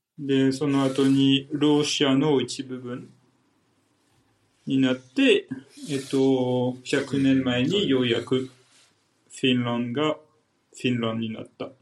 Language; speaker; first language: Japanese; non-native, fluent; French